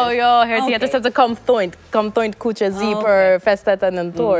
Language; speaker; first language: Albanian; non-native, learner; English